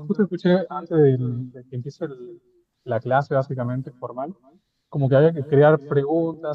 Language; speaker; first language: Spanish; native; Spanish